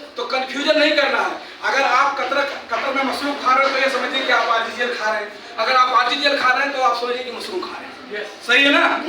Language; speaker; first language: Hindi; native; Hindi